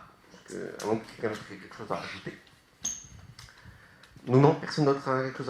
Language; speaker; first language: French; native; French